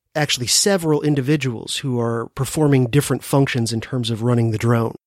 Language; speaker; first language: English; native; English